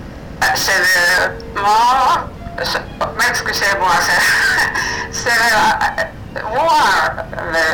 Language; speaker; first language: French; non-native, learner; Finnish